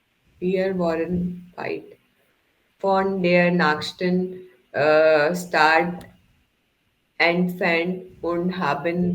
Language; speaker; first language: German; non-native, learner; Hindi